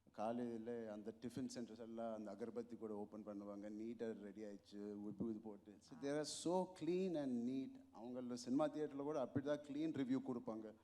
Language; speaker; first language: Tamil; non-native, local second language; Telugu